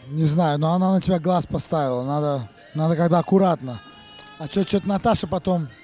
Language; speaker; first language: Russian; early bilingual, other home language; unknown